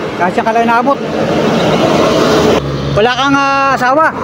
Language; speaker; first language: Filipino; native; Filipino